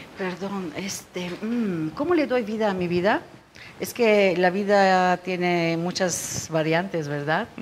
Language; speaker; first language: Spanish; non-native, fluent; Turkish